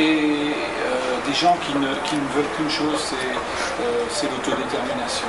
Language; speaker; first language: French; native; French